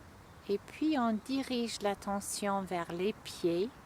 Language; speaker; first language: French; non-native, fluent; English